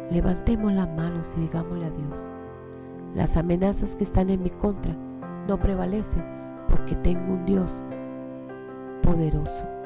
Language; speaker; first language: Spanish; native; Spanish